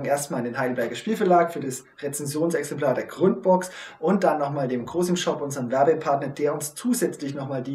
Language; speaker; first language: German; native; German